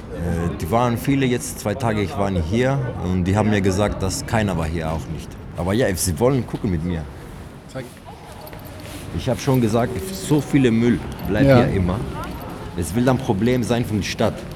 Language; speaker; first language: German; non-native, learner; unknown